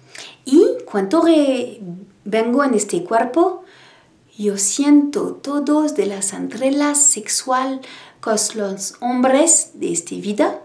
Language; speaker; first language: Spanish; non-native, learner; French